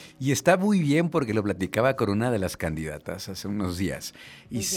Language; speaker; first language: Spanish; native; Spanish